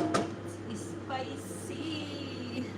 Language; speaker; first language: English; non-native, learner; Bikol